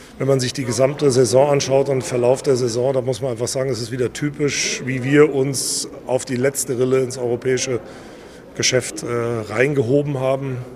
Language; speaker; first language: German; native; German